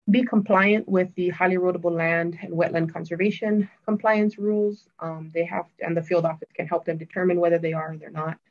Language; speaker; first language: English; native; English